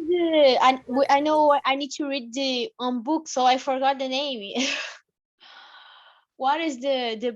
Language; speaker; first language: English; non-native, learner; Portuguese